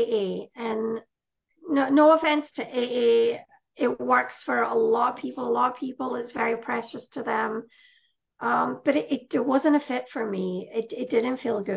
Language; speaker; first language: English; native; English